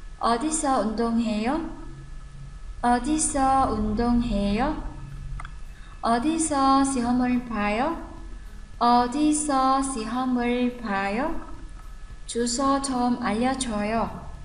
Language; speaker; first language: Korean; non-native, fluent; Vietnamese